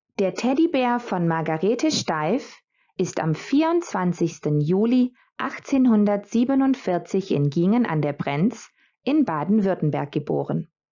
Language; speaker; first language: German; non-native, fluent; Croatian